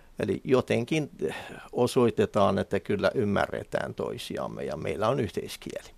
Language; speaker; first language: Finnish; non-native, fluent; Persian